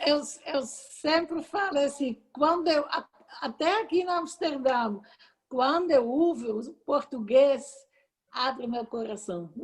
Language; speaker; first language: Portuguese; non-native, fluent; Dutch